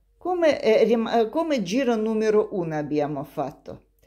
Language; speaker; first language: Italian; non-native, learner; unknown